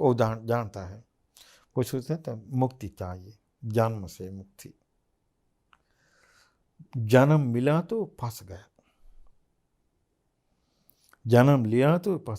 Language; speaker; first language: Hindi; non-native, fluent; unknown